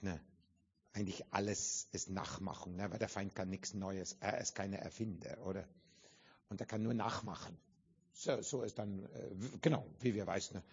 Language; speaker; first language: German; non-native, fluent; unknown